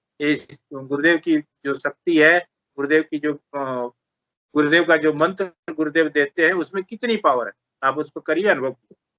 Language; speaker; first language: Hindi; native; Hindi